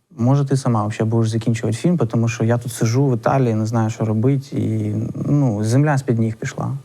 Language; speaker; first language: Ukrainian; non-native, local second language; Russian